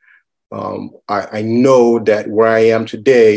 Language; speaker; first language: English; non-native, local second language; Yoruba